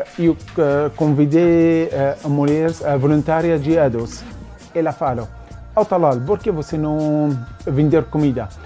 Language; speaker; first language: Portuguese; non-native, learner; Arabic